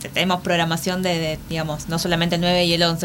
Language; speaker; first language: Spanish; native; Spanish